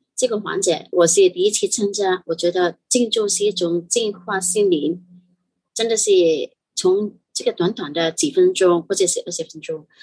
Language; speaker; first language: Chinese; non-native, fluent; Cantonese